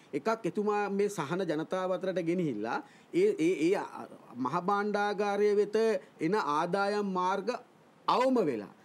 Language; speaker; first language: Sinhala; native; Sinhala